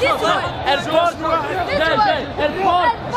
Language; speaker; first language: Arabic; native; Arabic